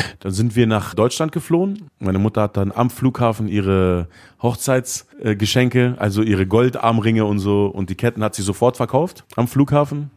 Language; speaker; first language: German; early bilingual, other home language; Arabic